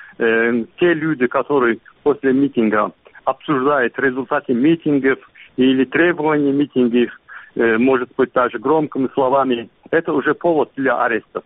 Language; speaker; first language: Russian; non-native, local second language; Azerbaijani